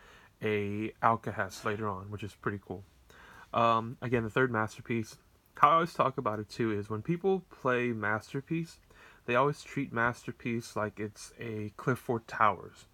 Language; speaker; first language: English; native; English